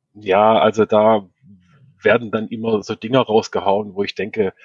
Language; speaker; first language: German; native; German